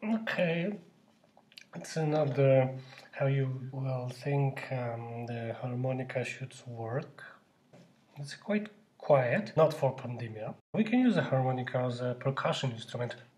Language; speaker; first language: English; non-native, fluent; Polish